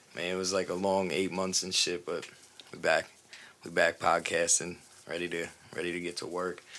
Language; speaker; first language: English; native; English